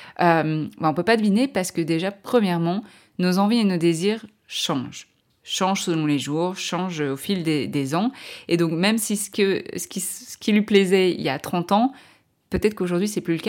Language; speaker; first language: French; native; French